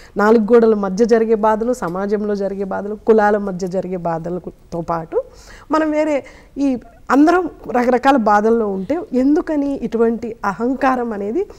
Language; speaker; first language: Telugu; native; Telugu